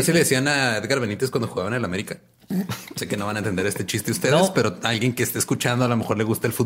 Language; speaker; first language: Spanish; native; Spanish